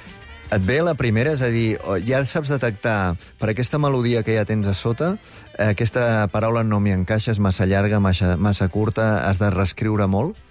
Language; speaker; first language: Catalan; native; Catalan